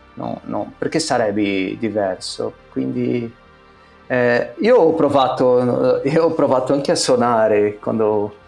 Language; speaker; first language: Italian; non-native, fluent; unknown